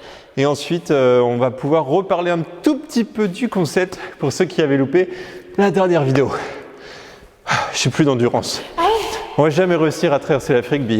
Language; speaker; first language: French; native; French